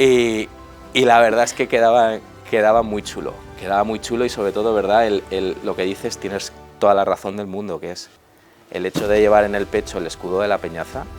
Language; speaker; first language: Spanish; native; Spanish